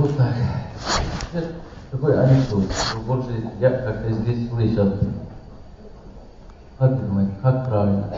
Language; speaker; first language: Russian; non-native, learner; Persian